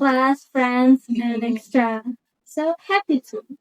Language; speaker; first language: English; non-native, learner; Indonesian